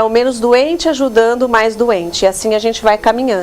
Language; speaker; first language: Portuguese; native; Portuguese